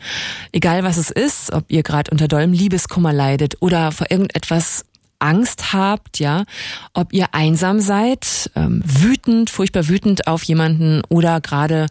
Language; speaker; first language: German; native; German